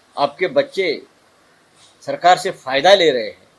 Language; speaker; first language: Hindi; non-native, local second language; Marathi